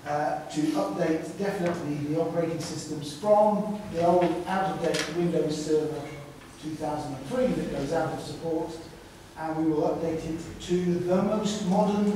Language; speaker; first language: English; native; English